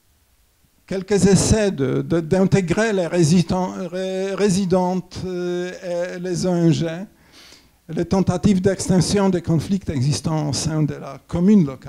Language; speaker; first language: French; non-native, fluent; Polish